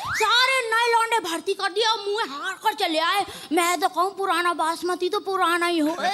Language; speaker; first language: Hindi; native; Hindi